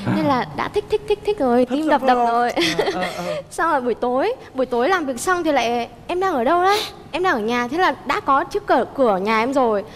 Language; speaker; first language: Vietnamese; native; Vietnamese